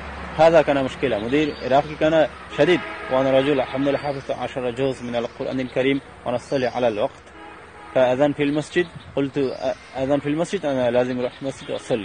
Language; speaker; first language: Arabic; non-native, learner; Bangla